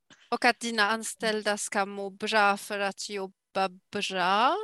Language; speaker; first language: Swedish; non-native, fluent; French